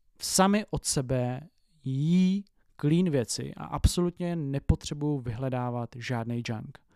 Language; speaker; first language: Czech; native; Czech